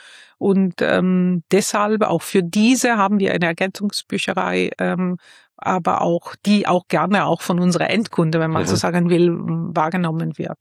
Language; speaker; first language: German; non-native, fluent; Italian